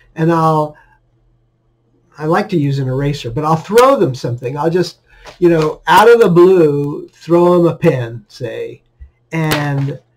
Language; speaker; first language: English; native; English